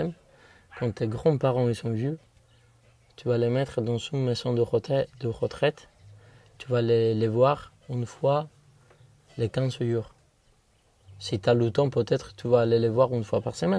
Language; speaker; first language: French; non-native, fluent; Spanish